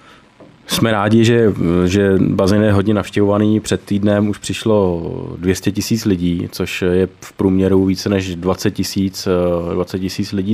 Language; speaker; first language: Czech; native; Czech